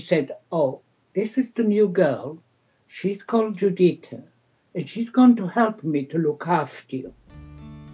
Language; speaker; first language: English; native; English